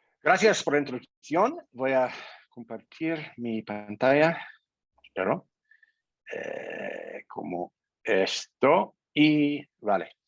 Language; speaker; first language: Spanish; non-native, fluent; English